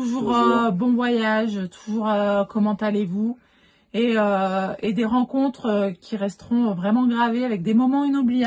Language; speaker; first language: French; native; French